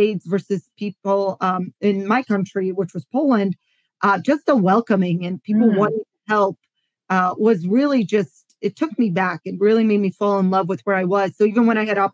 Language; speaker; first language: English; non-native, fluent; Polish